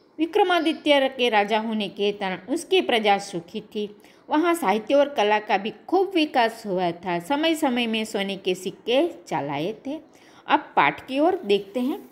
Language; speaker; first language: Hindi; non-native, local second language; Gujarati